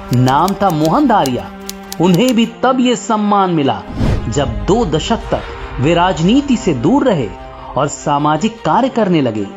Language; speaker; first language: Hindi; native; Hindi